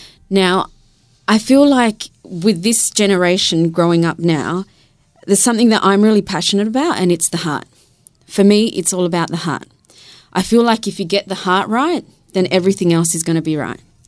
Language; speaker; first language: English; early bilingual, other home language; Spanish